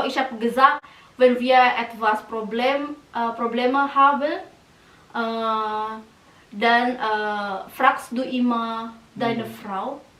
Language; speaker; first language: German; non-native, learner; Indonesian